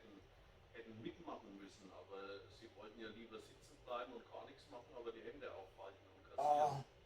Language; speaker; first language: German; native; German